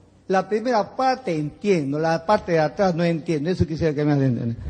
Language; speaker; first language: Spanish; native; Spanish